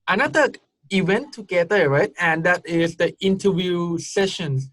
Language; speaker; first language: English; non-native, fluent; Thai